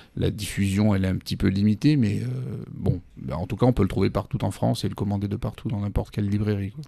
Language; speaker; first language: French; native; French